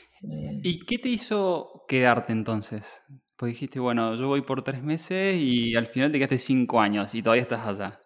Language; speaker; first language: Spanish; native; Spanish